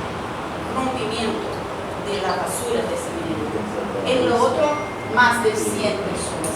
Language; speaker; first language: Spanish; non-native, fluent; Portuguese